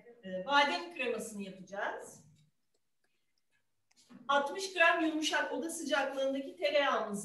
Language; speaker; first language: Turkish; native; Turkish